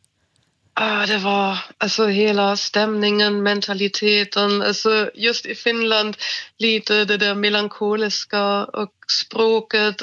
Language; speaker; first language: Swedish; non-native, fluent; German